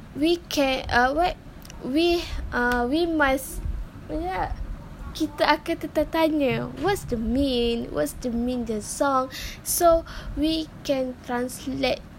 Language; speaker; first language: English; non-native, learner; Malay